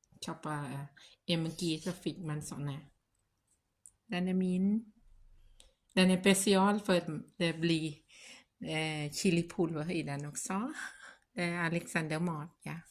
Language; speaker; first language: Swedish; non-native, learner; Thai